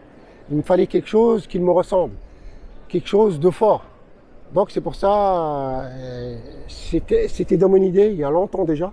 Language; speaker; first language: French; non-native, local second language; Arabic